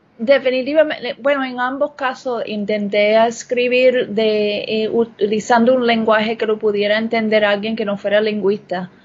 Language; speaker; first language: Spanish; non-native, fluent; English